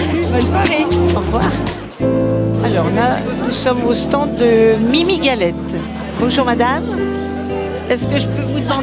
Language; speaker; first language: French; native; French